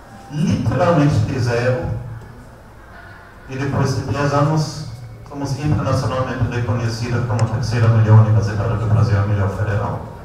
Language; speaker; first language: Portuguese; native; Portuguese